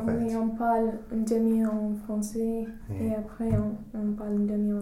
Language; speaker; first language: French; non-native, fluent; English